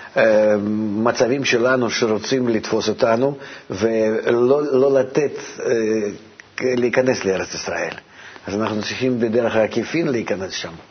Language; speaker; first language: Hebrew; non-native, fluent; Russian